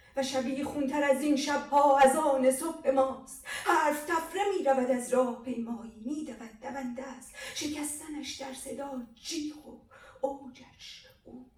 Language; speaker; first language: Persian; non-native, local second language; Azerbaijani